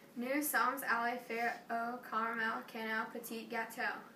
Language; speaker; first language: French; non-native, learner; English